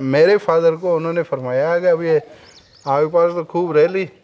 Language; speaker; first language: Hindi; native; Hindi